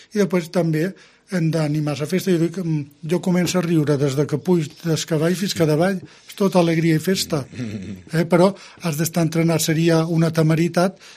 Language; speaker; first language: Catalan; native; Catalan